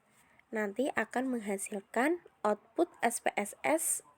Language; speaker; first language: Indonesian; native; Indonesian